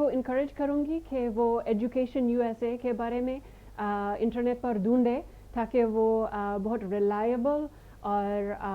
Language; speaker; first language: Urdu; non-native, fluent; English